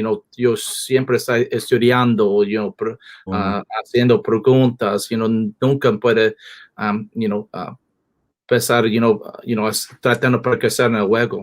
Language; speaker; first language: Spanish; non-native, learner; English